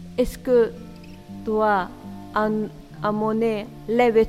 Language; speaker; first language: French; non-native, learner; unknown